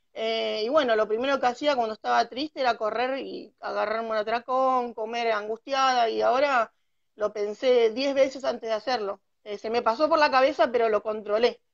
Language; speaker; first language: Spanish; native; Spanish